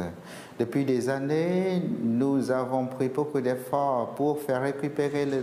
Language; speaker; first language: French; non-native, fluent; Vietnamese